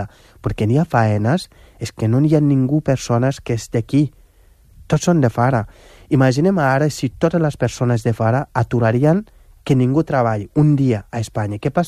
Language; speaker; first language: Catalan; non-native, fluent; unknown